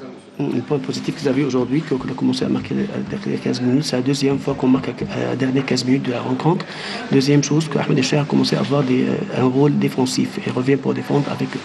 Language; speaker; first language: French; non-native, fluent; Arabic